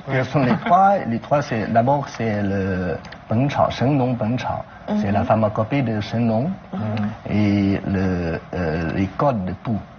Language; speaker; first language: French; non-native, fluent; Chinese